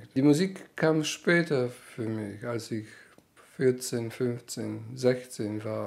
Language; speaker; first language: German; non-native, fluent; Polish